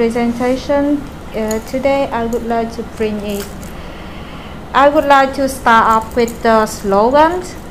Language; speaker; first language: English; non-native, learner; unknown